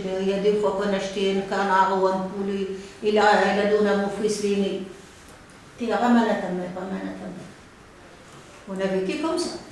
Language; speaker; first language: French; non-native, learner; Arabic